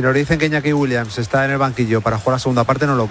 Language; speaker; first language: Spanish; native; Spanish